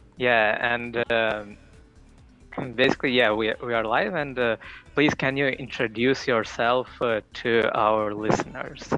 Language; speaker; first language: English; non-native, fluent; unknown